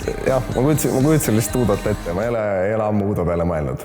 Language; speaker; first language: Estonian; native; Estonian